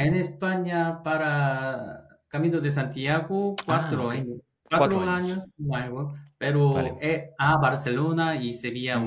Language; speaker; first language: Spanish; non-native, learner; Korean